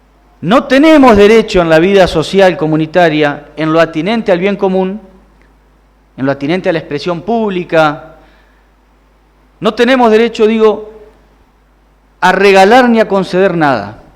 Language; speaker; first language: Spanish; native; Spanish